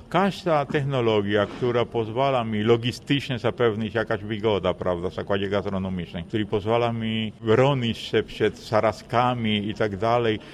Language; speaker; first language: Polish; non-native, fluent; Spanish